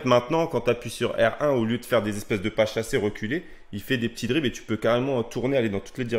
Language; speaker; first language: French; native; French